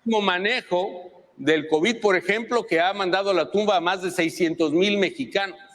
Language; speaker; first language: Spanish; native; Spanish